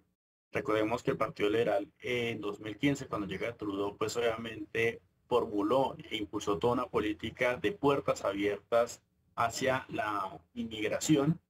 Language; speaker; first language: Spanish; native; Spanish